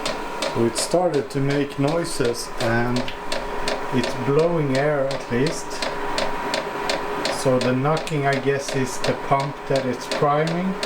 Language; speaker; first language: English; non-native, fluent; Swedish